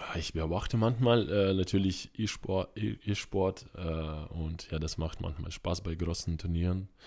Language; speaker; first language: German; non-native, fluent; Russian